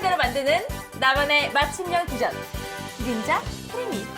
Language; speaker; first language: Korean; native; Korean